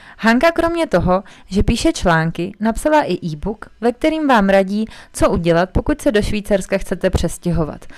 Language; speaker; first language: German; non-native, fluent; Czech